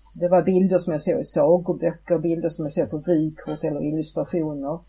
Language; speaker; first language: Swedish; native; Swedish